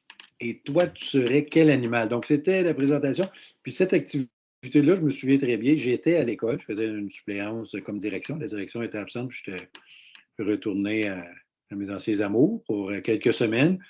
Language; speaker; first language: French; native; French